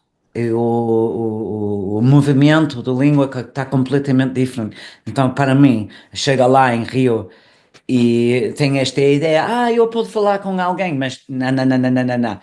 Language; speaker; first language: Portuguese; non-native, fluent; English